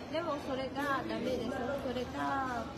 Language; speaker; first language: Japanese; non-native, learner; Vietnamese